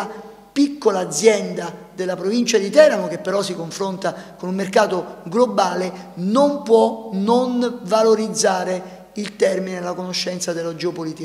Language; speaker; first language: Italian; native; Italian